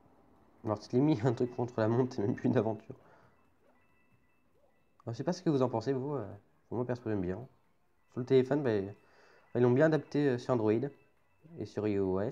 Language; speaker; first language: French; native; French